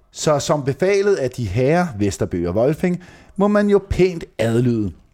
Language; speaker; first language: Danish; native; Danish